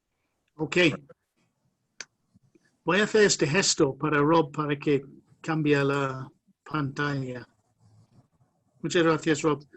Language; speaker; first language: Spanish; non-native, fluent; English